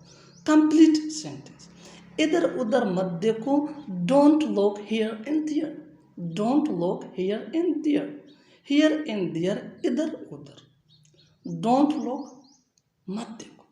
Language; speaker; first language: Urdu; non-native, local second language; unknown